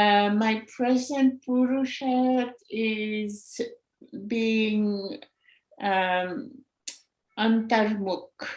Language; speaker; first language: English; non-native, fluent; French